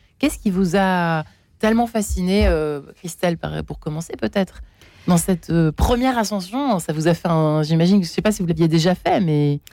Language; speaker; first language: French; native; French